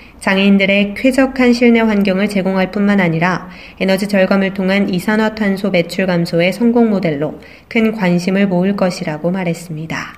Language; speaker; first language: Korean; native; Korean